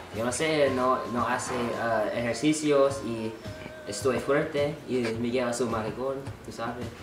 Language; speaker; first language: Spanish; non-native, learner; English